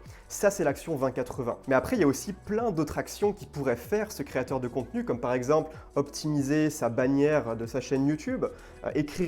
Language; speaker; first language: French; native; French